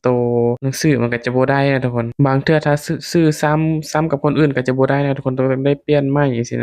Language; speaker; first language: Thai; non-native, local second language; Northeastern Thai